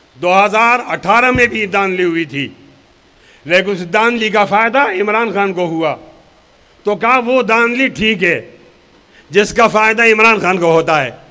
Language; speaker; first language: Urdu; non-native, local second language; Pashto